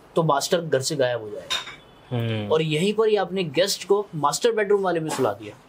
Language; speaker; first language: Hindi; native; Hindi